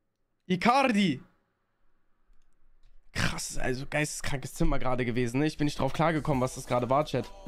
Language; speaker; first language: German; native; German